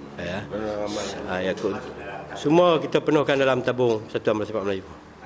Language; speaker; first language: Malay; native; Malay